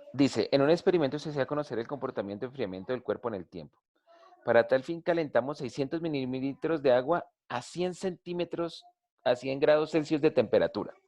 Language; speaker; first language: Spanish; native; Spanish